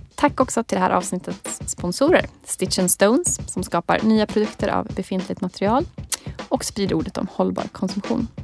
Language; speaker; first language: Swedish; native; Swedish